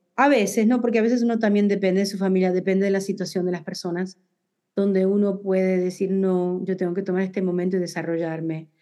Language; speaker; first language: Spanish; early bilingual, heritage; Spanish